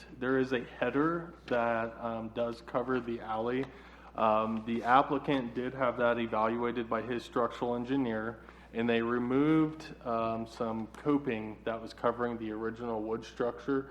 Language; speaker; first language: English; native; English